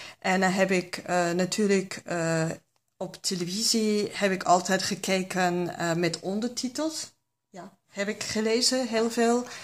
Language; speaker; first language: Dutch; non-native, fluent; German